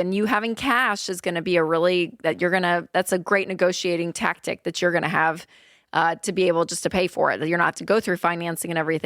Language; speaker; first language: English; native; English